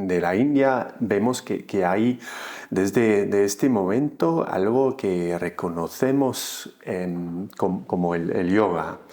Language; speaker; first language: Spanish; non-native, fluent; English